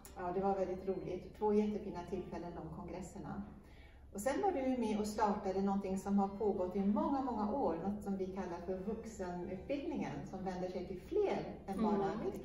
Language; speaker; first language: Swedish; native; Swedish